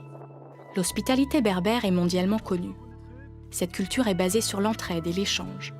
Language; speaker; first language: French; native; French